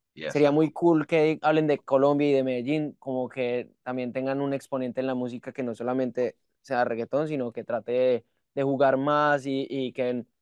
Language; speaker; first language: Spanish; native; Spanish